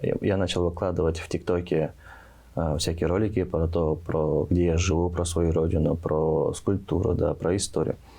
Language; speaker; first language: Russian; non-native, local second language; Tuvinian